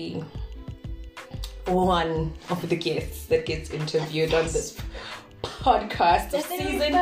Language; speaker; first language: English; non-native, local second language; Zulu